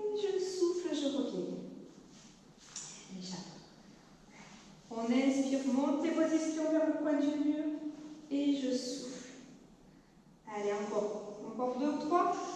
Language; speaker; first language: French; native; French